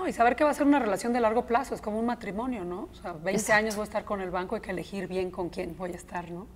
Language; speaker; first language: Spanish; native; Spanish